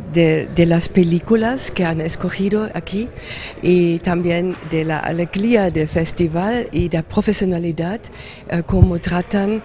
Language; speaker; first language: Spanish; non-native, learner; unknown